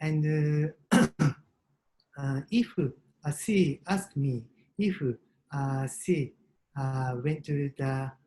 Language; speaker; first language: English; non-native, learner; Japanese